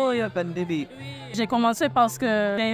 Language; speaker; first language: French; non-native, fluent; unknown